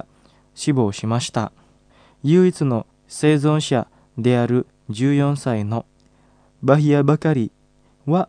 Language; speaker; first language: Japanese; non-native, fluent; Indonesian